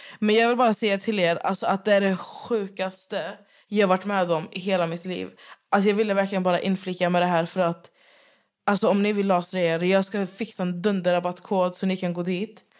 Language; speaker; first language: Swedish; early bilingual, other home language; Arabic